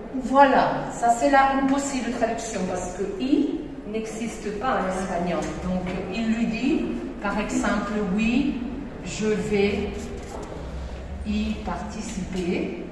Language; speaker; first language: French; non-native, fluent; Spanish